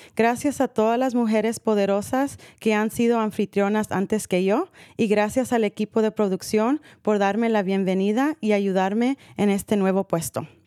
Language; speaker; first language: Spanish; early bilingual, heritage; Spanish